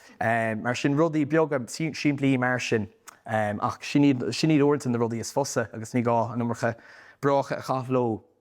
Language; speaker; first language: Irish; native; Irish